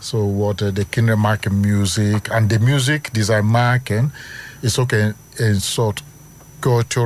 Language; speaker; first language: Dutch; non-native, learner; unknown